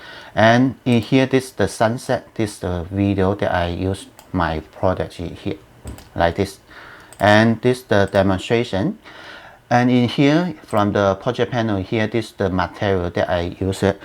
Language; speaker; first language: English; non-native, learner; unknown